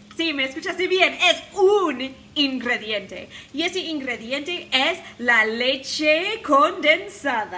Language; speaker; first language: Spanish; non-native, fluent; English